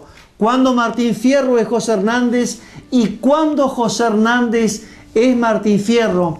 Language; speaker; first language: Spanish; native; Spanish